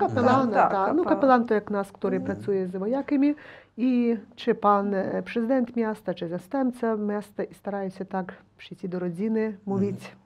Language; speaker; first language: Polish; non-native, learner; Ukrainian